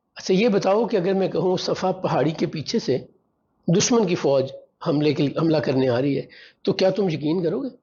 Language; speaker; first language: Urdu; non-native, local second language; Punjabi